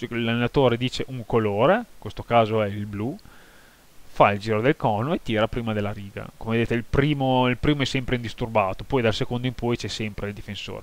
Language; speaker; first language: Italian; native; Italian